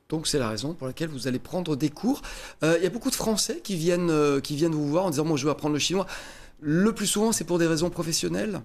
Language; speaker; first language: French; native; French